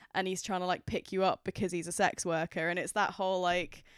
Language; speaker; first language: English; native; English